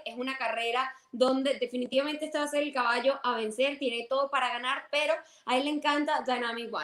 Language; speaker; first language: Spanish; native; Spanish